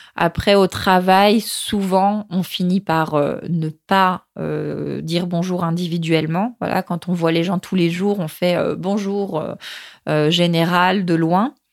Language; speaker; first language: French; native; French